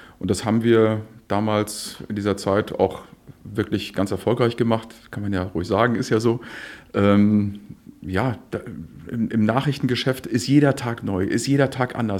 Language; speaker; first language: German; native; German